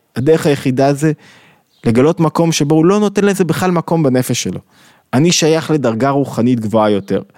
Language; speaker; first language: Hebrew; native; Hebrew